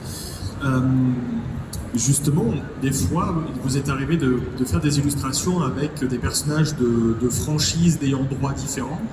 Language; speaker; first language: French; native; French